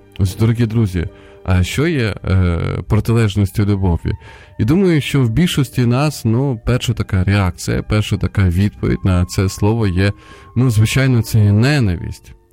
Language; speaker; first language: Ukrainian; non-native, local second language; Russian